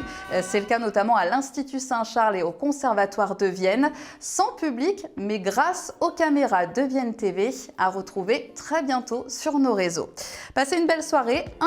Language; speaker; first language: French; native; French